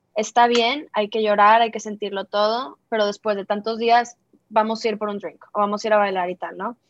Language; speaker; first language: Spanish; native; Spanish